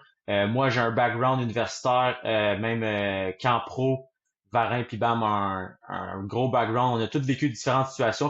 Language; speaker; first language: French; native; French